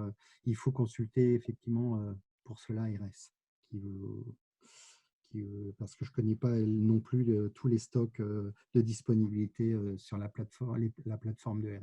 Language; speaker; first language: French; native; French